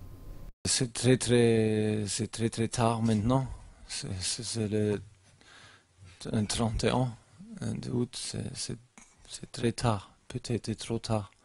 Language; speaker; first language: French; non-native, learner; German